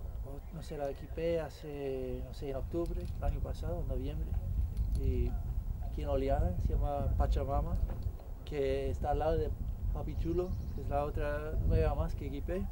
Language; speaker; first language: Spanish; non-native, fluent; English